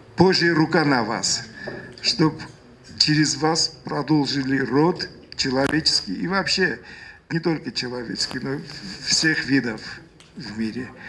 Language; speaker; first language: Russian; non-native, local second language; Armenian